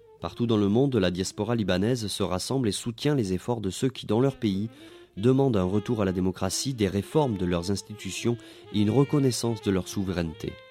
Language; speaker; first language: French; native; French